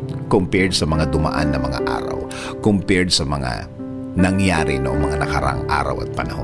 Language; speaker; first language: Filipino; native; Filipino